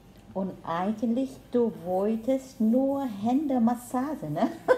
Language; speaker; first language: German; non-native, learner; Vietnamese